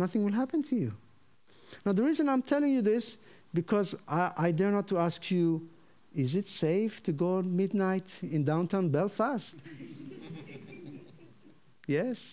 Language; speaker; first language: English; non-native, fluent; Hebrew